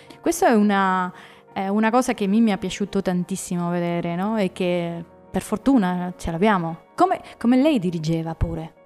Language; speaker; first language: Italian; non-native, fluent; Spanish